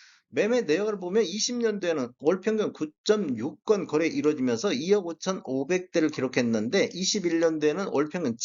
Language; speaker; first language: Korean; native; Korean